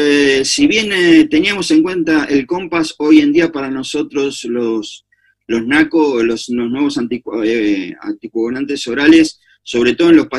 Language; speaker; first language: Spanish; native; Spanish